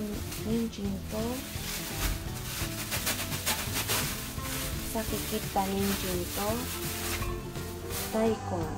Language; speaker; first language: Japanese; non-native, fluent; Filipino